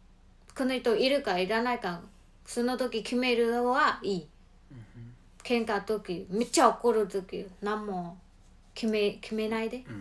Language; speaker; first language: Japanese; non-native, learner; Mongolian